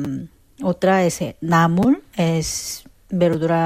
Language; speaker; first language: Spanish; non-native, fluent; Korean